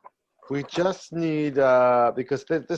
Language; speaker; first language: English; native; English